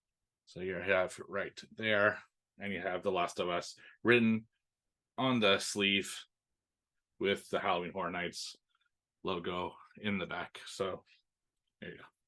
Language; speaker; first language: English; native; English